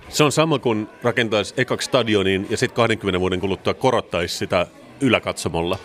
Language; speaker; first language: Finnish; native; Finnish